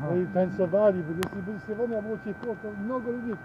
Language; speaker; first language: Russian; non-native, learner; Polish